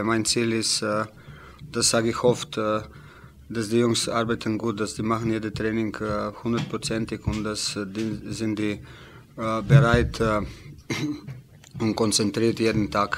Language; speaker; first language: German; non-native, learner; Slovenian